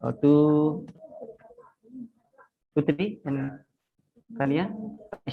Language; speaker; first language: English; non-native, fluent; Indonesian